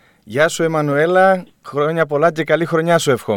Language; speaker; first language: Greek; native; Greek